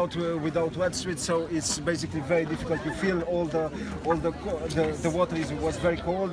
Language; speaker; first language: English; non-native, fluent; Romanian